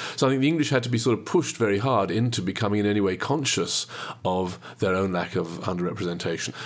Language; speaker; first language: English; native; English